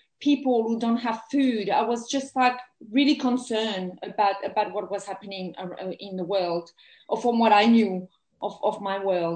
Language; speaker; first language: English; non-native, fluent; French